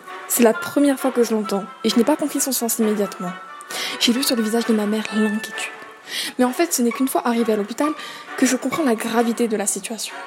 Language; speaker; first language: French; native; French